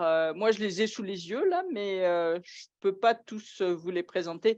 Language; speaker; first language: French; native; French